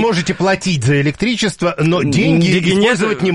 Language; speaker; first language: Russian; native; Russian